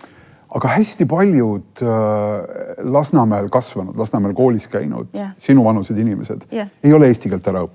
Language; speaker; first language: Estonian; native; Estonian